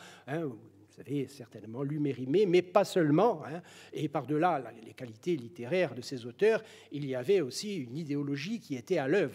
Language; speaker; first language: French; native; French